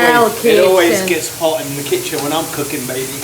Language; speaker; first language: English; native; English